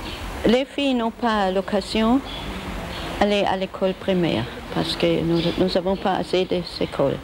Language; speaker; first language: French; non-native, learner; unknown